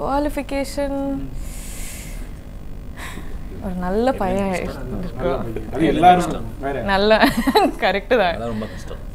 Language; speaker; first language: Tamil; non-native, learner; Kodava